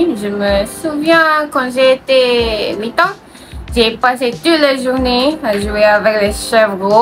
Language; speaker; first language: French; non-native, learner; Malay